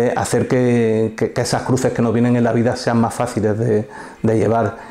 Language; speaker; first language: Spanish; native; Spanish